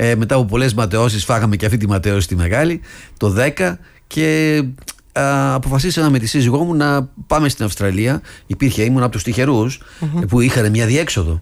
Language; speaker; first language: Greek; early bilingual, other home language; English